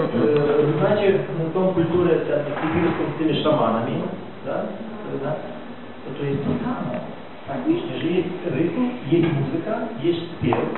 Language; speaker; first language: Polish; non-native, learner; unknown